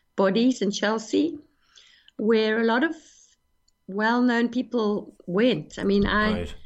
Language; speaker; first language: English; native; English